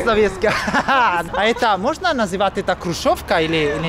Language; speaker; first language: Russian; non-native, learner; Italian